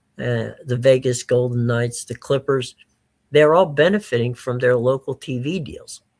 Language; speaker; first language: English; native; English